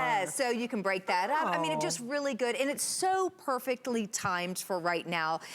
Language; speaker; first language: English; native; English